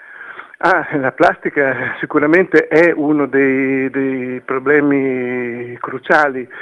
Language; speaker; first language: Italian; native; Italian